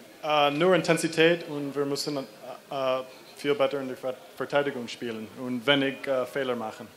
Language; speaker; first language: German; non-native, learner; English